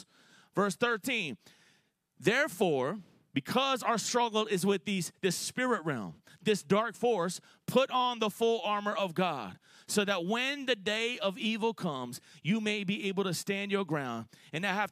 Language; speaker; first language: English; native; English